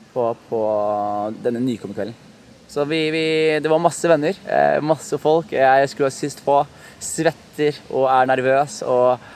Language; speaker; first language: Norwegian; early bilingual, other home language; Somali